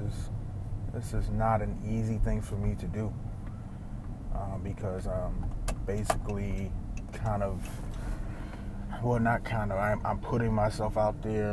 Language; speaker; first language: English; native; English